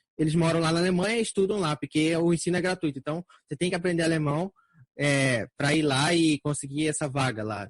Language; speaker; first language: Portuguese; native; Portuguese